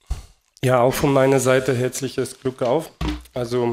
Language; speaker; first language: German; non-native, fluent; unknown